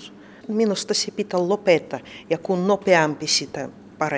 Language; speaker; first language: Finnish; non-native, learner; Russian